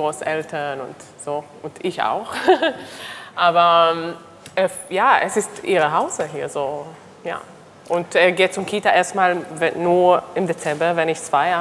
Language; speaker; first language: German; non-native, learner; Hebrew